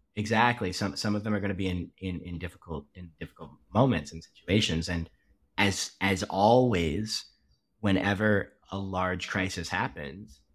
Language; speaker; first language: English; native; English